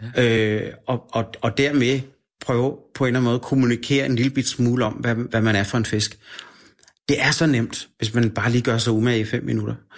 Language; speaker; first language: Danish; native; Danish